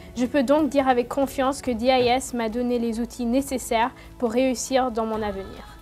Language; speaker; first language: French; non-native, fluent; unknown